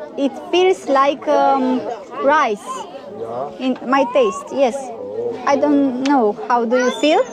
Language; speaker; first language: English; non-native, learner; Romanian